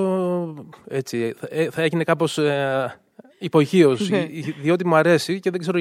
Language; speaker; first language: Greek; native; Greek